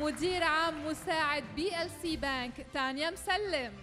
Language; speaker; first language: Arabic; native; Arabic